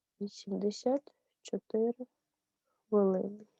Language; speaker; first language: Ukrainian; native; Ukrainian